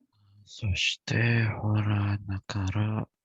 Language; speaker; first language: Japanese; non-native, learner; Indonesian